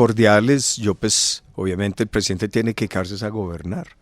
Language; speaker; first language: Spanish; native; Spanish